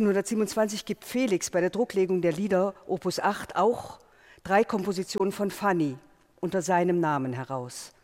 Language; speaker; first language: German; native; German